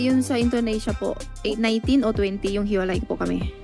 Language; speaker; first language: Filipino; non-native, learner; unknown